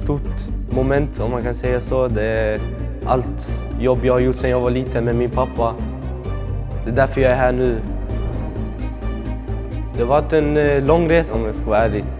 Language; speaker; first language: Swedish; early bilingual, other home language; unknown